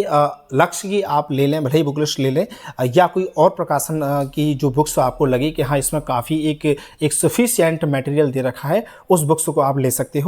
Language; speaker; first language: Hindi; native; Hindi